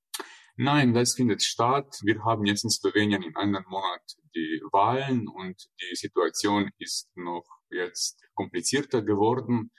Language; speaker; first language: German; non-native, fluent; Slovenian